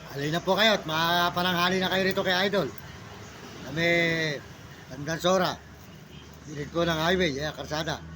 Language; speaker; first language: Filipino; native; Filipino